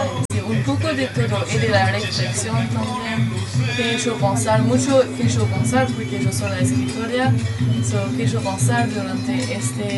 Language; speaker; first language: Spanish; non-native, learner; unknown